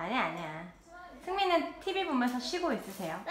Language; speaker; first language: Korean; native; Korean